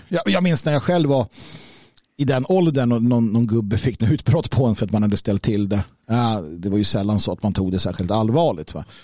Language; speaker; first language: Swedish; native; Swedish